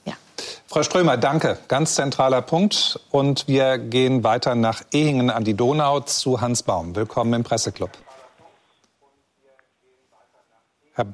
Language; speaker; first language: German; native; German